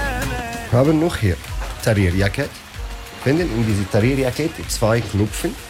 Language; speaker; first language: German; non-native, learner; Arabic